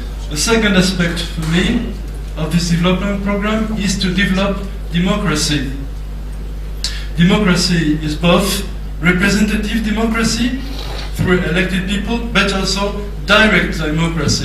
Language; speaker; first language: English; non-native, fluent; French